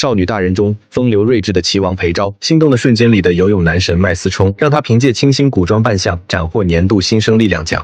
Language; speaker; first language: Chinese; native; Chinese